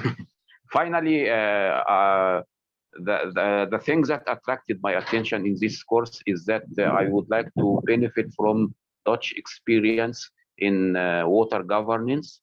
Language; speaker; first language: English; non-native, fluent; Arabic